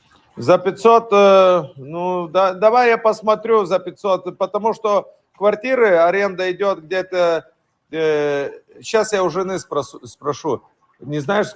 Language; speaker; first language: Russian; non-native, fluent; Lithuanian